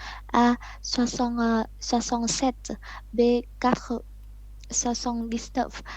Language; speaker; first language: French; non-native, learner; Vietnamese